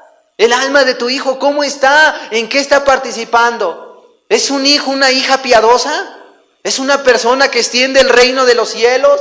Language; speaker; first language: Spanish; native; Spanish